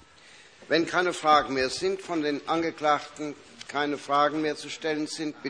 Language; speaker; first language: German; native; German